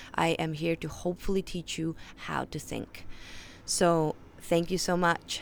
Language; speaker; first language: English; non-native, fluent; Faroese